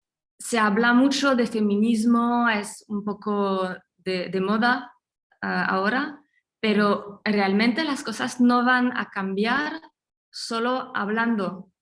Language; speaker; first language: Spanish; non-native, fluent; French